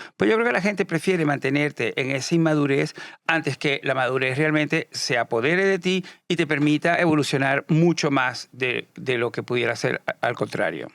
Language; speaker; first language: Spanish; native; Spanish